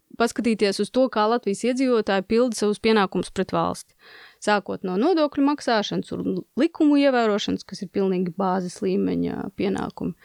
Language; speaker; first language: Latvian; non-native, local second language; Russian